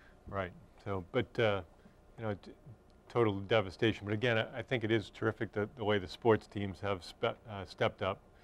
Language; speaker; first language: English; native; English